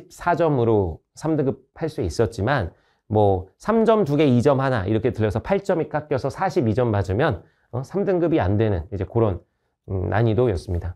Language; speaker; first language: Korean; native; Korean